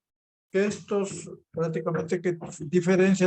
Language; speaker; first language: Spanish; native; Spanish